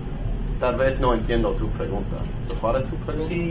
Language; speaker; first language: Spanish; non-native, learner; English